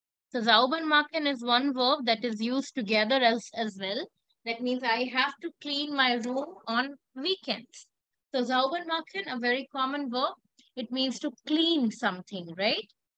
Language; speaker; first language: English; non-native, local second language; Hindi